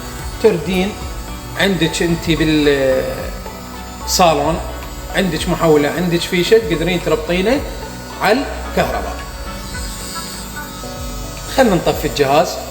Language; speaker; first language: Arabic; native; Arabic